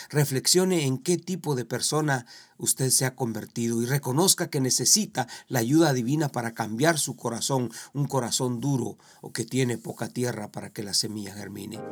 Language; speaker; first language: Spanish; native; Spanish